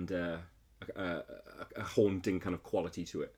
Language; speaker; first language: English; native; English